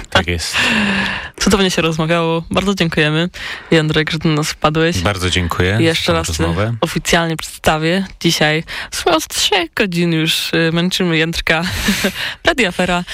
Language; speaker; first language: Polish; native; Polish